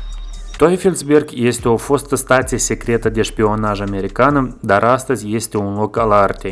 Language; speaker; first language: Romanian; native; Romanian